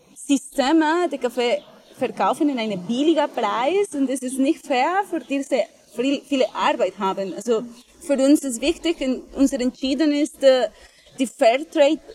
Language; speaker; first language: German; non-native, fluent; Spanish